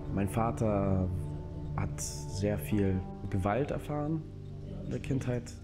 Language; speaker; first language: German; early bilingual, other home language; Russian